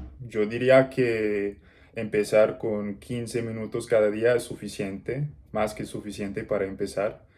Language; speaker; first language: Spanish; non-native, learner; English